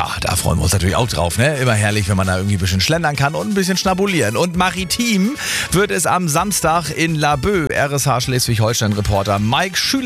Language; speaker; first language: German; native; German